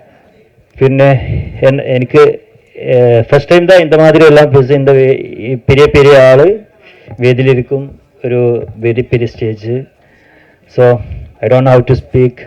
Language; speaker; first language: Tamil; non-native, learner; Malayalam